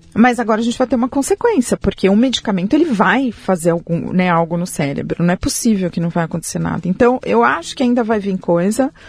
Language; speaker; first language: Portuguese; early bilingual, other home language; Spanish